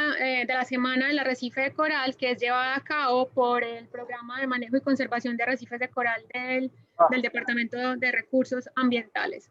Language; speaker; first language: Spanish; native; Spanish